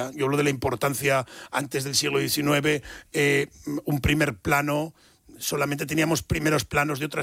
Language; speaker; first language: Spanish; native; Spanish